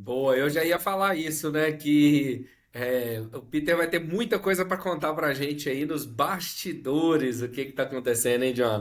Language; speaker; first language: Portuguese; native; Portuguese